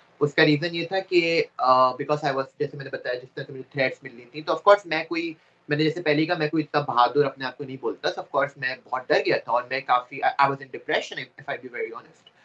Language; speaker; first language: Urdu; native; Urdu